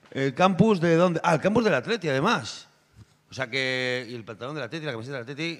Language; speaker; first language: Spanish; native; Spanish